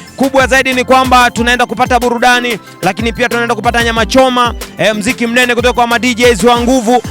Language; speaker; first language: Swahili; native; Swahili